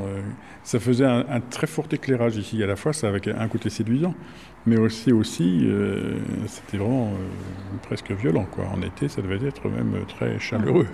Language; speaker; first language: French; native; French